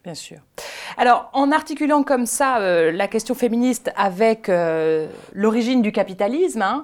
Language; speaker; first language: French; native; French